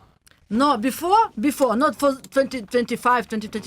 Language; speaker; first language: English; non-native, learner; Russian